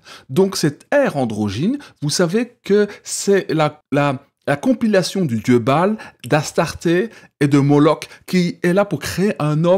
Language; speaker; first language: French; native; French